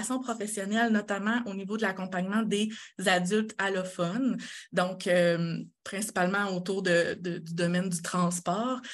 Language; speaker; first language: French; native; French